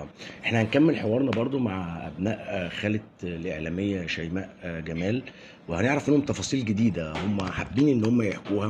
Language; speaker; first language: Arabic; native; Arabic